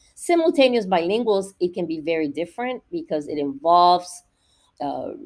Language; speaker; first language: English; non-native, fluent; Spanish